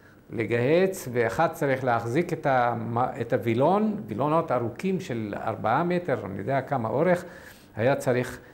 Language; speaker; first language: Hebrew; non-native, fluent; Arabic